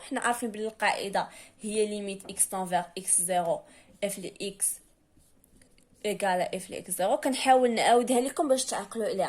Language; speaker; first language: Arabic; native; Arabic